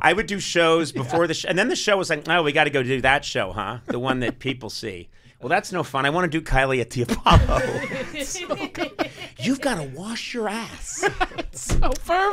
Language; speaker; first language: English; native; English